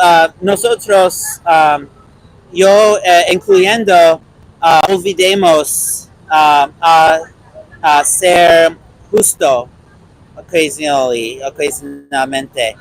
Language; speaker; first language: Spanish; non-native, learner; English